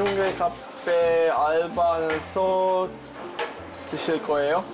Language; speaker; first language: Korean; non-native, learner; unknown